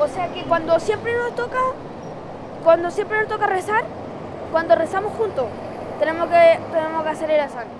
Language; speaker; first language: Spanish; early bilingual, other home language; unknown